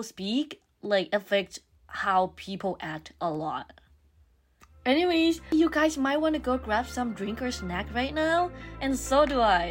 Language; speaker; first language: English; non-native, fluent; Thai